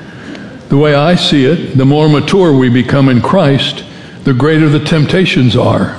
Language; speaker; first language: English; native; English